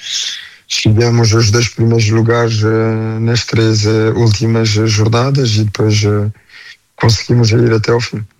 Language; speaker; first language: Portuguese; early bilingual, heritage; French